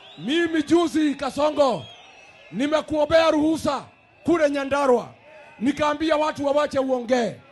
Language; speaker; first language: Swahili; non-native, local second language; Kikuyu